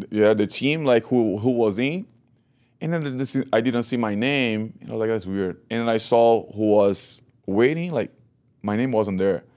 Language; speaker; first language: English; non-native, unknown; Portuguese